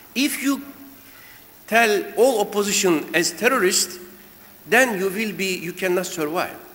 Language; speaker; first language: English; non-native, fluent; Turkish